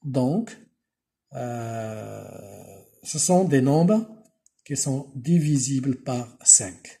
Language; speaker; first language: French; non-native, local second language; Arabic